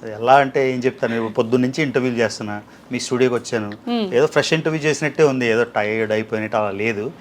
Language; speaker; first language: Telugu; native; Telugu